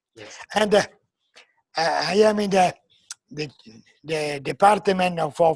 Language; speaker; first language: English; non-native, learner; Italian